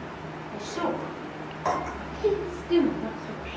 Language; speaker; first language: English; non-native, learner; Vietnamese